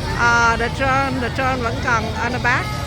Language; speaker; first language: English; non-native, learner; Vietnamese